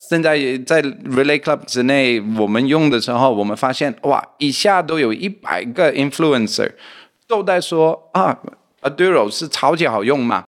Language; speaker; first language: Chinese; non-native, fluent; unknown